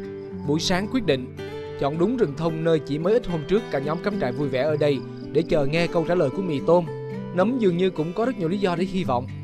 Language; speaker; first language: Vietnamese; native; Vietnamese